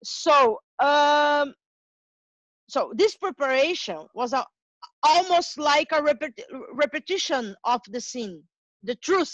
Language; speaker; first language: English; non-native, learner; Portuguese